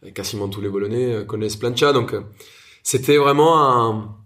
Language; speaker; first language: French; non-native, fluent; Spanish